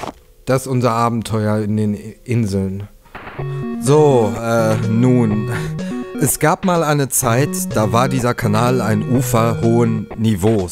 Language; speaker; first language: German; native; German